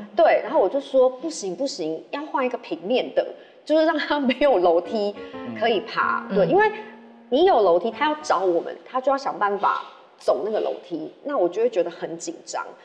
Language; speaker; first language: Chinese; native; Chinese